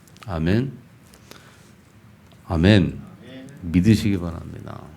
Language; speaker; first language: Korean; native; Korean